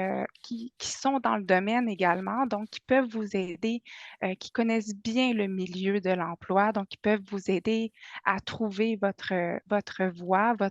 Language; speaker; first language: French; native; French